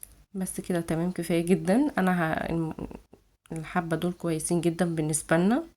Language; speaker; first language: Arabic; native; Arabic